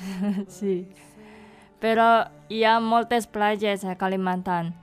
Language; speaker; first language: Catalan; non-native, learner; Indonesian